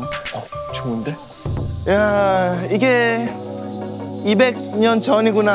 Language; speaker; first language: Korean; non-native, fluent; Thai